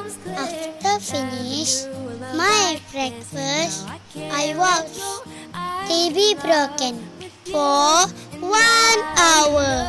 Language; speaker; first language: English; non-native, learner; Malay